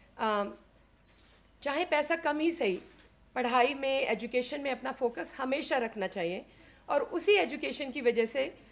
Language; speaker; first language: Hindi; native; Hindi